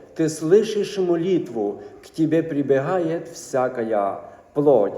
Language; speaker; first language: Ukrainian; native; Ukrainian